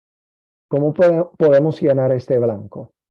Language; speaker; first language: Spanish; non-native, fluent; English